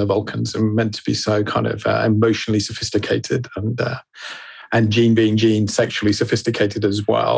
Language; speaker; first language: English; native; English